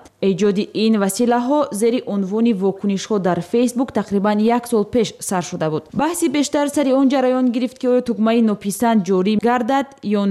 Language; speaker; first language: Tajik; native; Tajik